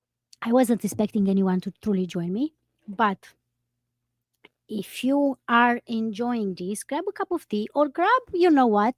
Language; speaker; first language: English; non-native, fluent; Romanian